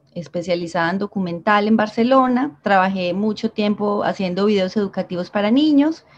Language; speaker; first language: Spanish; native; Spanish